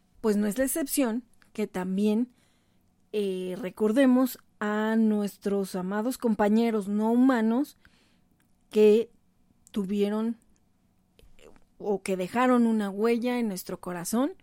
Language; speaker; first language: Spanish; native; Spanish